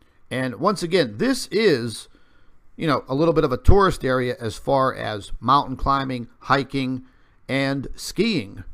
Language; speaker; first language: English; native; English